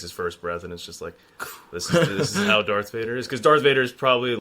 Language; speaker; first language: English; native; English